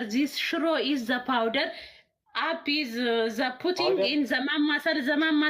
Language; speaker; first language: English; non-native, learner; Amharic